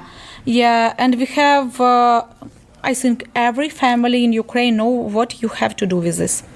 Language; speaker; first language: English; non-native, learner; Ukrainian